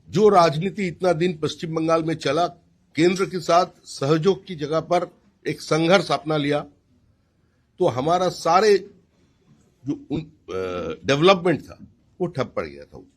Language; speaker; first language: Hindi; non-native, local second language; Bangla